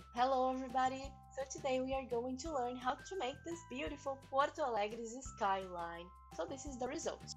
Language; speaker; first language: English; non-native, fluent; Portuguese